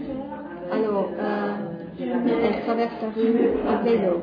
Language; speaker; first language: French; non-native, fluent; English